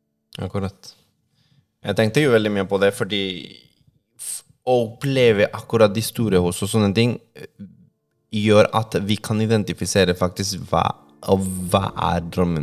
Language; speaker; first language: Norwegian; non-native, fluent; Spanish